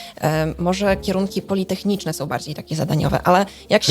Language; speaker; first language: Polish; native; Polish